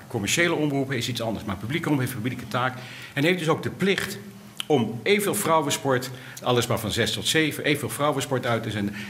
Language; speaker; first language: Dutch; native; Dutch